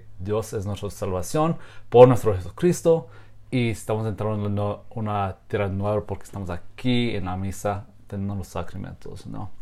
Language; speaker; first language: Spanish; non-native, fluent; English